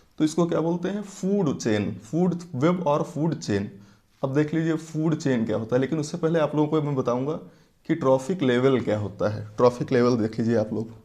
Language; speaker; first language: Hindi; native; Hindi